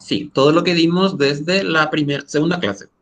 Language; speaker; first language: Spanish; native; Spanish